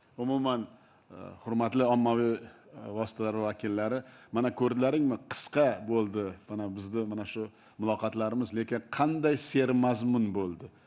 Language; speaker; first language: Uzbek; native; Uzbek